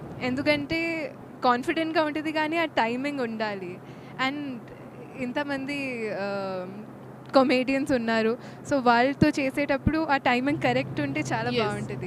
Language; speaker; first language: Telugu; non-native, fluent; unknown